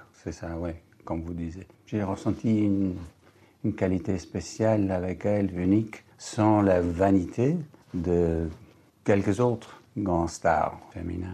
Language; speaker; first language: French; non-native, fluent; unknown